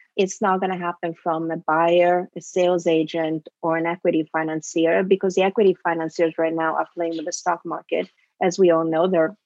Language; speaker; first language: English; early bilingual, other home language; Italian